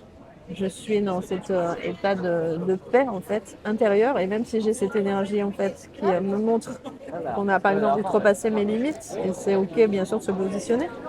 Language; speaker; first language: French; native; French